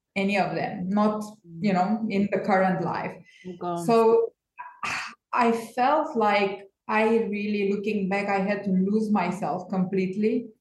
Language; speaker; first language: English; non-native, fluent; Romanian